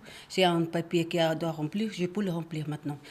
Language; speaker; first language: French; non-native, learner; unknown